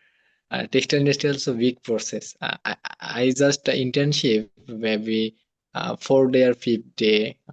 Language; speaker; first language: English; non-native, learner; Bangla